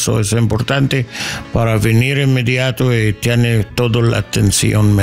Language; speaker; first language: Spanish; non-native, learner; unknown